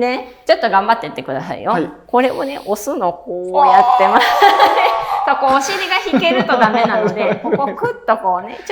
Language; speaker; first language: Japanese; native; Japanese